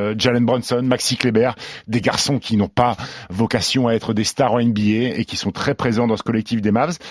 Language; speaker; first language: French; native; French